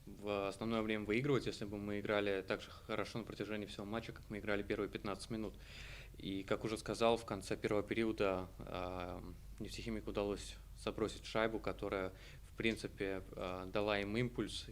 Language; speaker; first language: Russian; native; Russian